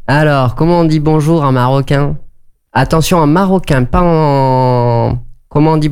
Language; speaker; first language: French; native; French